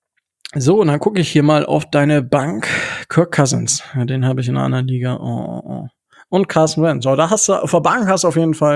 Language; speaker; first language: German; native; German